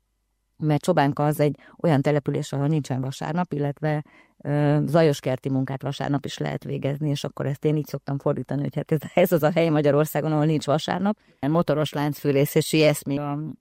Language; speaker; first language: Hungarian; native; Hungarian